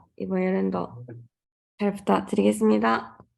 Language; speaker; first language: Korean; non-native, fluent; Japanese